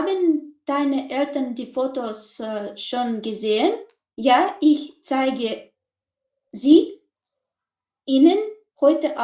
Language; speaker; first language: German; non-native, learner; Macedonian